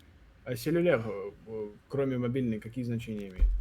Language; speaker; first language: Russian; native; Russian